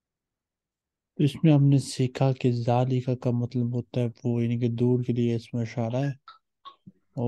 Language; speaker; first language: Urdu; native; Urdu